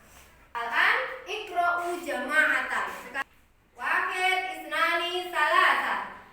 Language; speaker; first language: Arabic; non-native, fluent; Indonesian